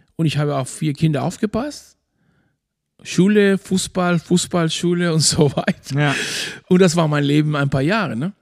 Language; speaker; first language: German; non-native, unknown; Spanish